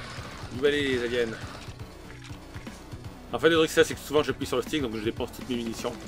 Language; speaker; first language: French; native; French